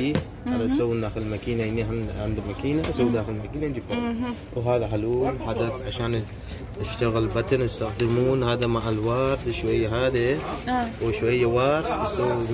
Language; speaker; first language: Arabic; non-native, learner; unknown